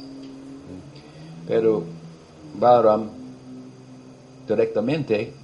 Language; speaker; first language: Spanish; non-native, learner; English